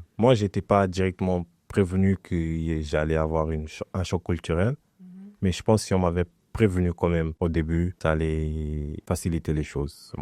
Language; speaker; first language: French; non-native, fluent; Portuguese